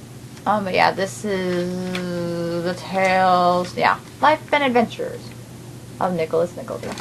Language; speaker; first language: English; native; English